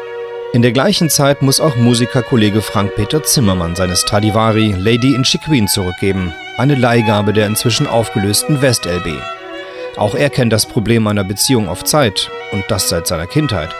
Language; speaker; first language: German; native; German